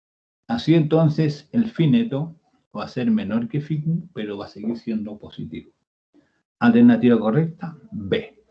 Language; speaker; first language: Spanish; native; Spanish